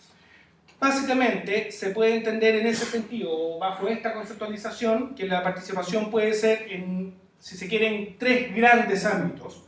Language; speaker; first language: Spanish; native; Spanish